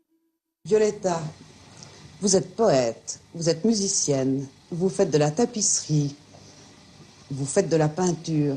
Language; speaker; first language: French; native; French